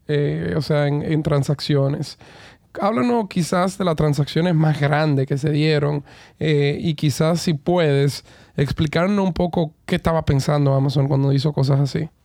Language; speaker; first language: Spanish; native; Spanish